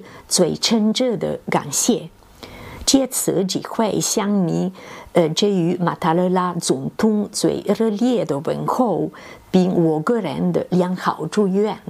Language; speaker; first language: Chinese; non-native, fluent; Italian